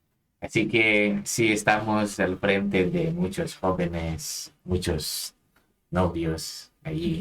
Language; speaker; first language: Spanish; non-native, fluent; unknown